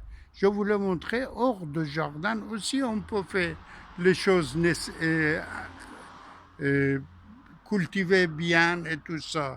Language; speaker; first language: French; non-native, fluent; Persian